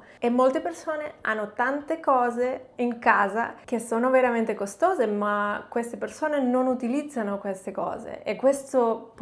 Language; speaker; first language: Italian; non-native, fluent; Catalan